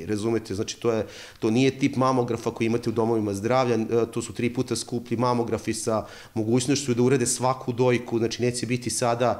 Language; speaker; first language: Serbian; native; Serbian